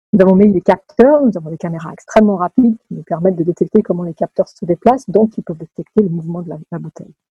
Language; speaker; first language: French; native; French